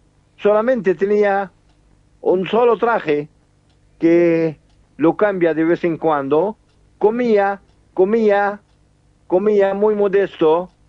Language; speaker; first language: Spanish; non-native, fluent; Arabic